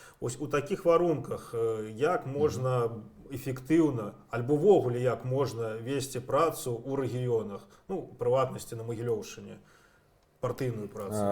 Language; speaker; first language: Belarusian; native; Belarusian